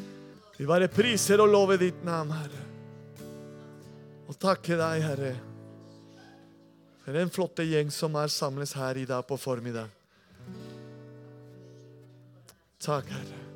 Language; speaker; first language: Norwegian; non-native, fluent; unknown